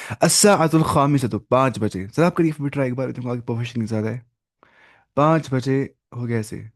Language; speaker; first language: Urdu; non-native, local second language; Kashmiri